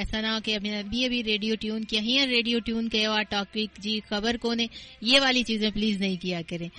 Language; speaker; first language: Urdu; non-native, local second language; Sindhi